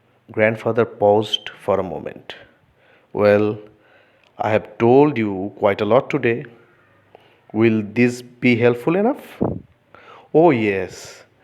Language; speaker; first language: English; non-native, local second language; Bangla